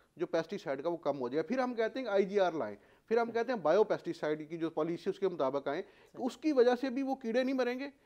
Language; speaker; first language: Urdu; non-native, local second language; Punjabi